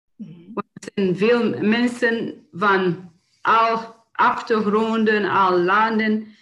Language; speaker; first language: Dutch; non-native, learner; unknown